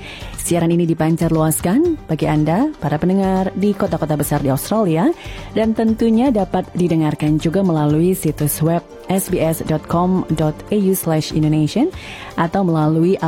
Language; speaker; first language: Indonesian; native; Indonesian